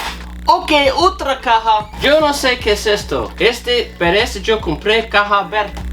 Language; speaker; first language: Spanish; non-native, learner; English